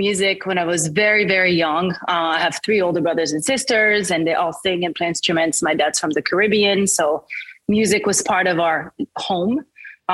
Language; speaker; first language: English; non-native, fluent; French